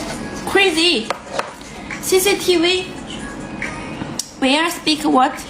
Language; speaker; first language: English; non-native, learner; Thai